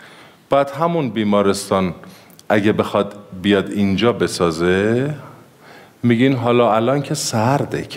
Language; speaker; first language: Persian; native; Persian